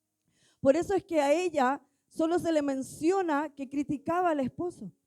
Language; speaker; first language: Spanish; native; Spanish